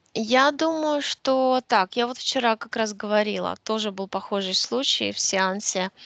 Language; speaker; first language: Russian; native; Russian